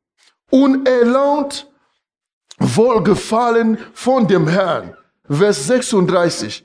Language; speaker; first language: German; non-native, fluent; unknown